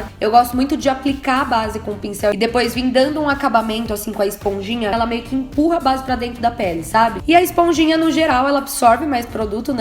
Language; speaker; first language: Portuguese; native; Portuguese